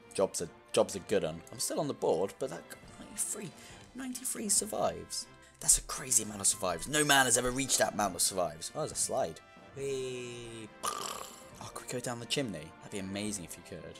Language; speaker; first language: English; native; English